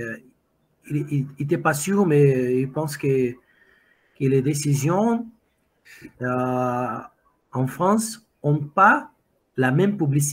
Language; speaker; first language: French; non-native, fluent; Portuguese